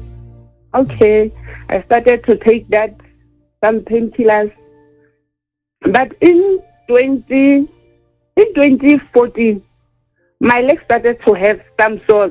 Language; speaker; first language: English; non-native, local second language; Southern Sotho